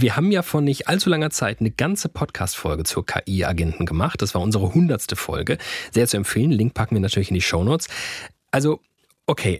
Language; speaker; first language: German; native; German